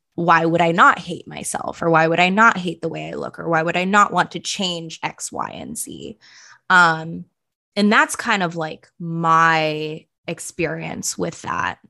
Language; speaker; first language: English; early bilingual, other home language; Punjabi